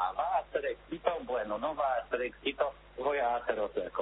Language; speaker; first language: Spanish; non-native, fluent; Polish